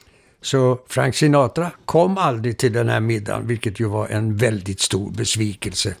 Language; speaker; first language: Swedish; native; Swedish